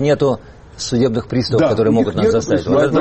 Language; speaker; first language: Russian; native; Russian